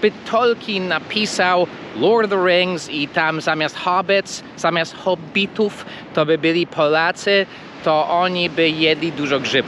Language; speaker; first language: Polish; early bilingual, heritage; Polish